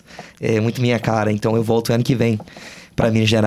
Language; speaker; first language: Portuguese; non-native, fluent; English